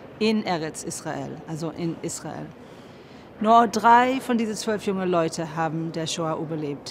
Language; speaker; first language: German; non-native, fluent; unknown